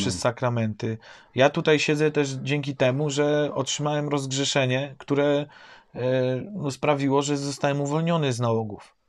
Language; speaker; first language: Polish; native; Polish